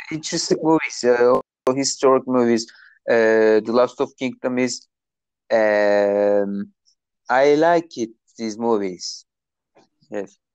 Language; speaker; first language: English; non-native, learner; Turkish